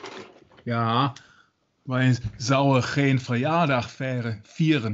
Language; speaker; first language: Dutch; non-native, learner; German